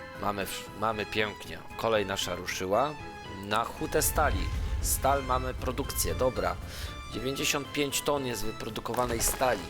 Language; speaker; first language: Polish; native; Polish